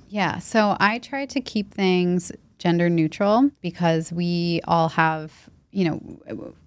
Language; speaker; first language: English; native; English